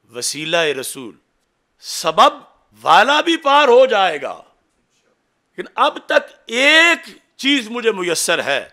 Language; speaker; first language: Urdu; non-native, local second language; Punjabi